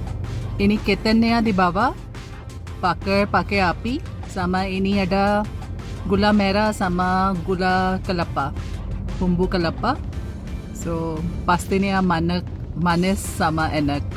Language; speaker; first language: Indonesian; non-native, learner; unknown